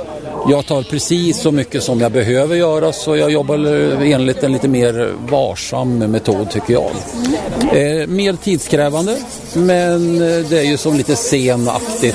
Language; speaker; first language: Swedish; native; Swedish